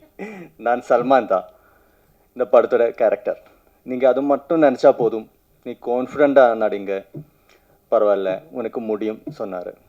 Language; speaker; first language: Tamil; non-native, learner; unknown